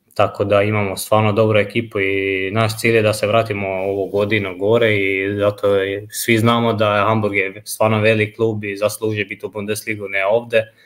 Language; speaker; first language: Croatian; non-native, fluent; Albanian